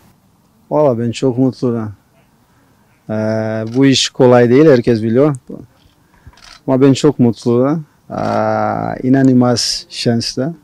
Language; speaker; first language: Turkish; non-native, learner; Portuguese